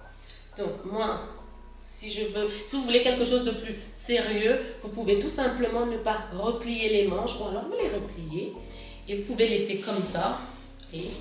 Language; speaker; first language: French; native; French